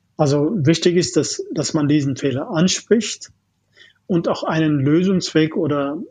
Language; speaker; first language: German; non-native, fluent; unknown